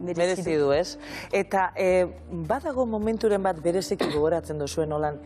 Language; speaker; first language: Basque; native; Basque